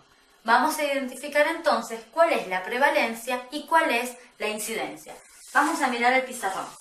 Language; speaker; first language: Spanish; native; Spanish